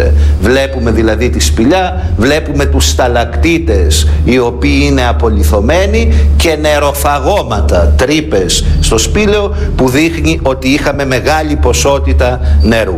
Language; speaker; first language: Greek; native; Greek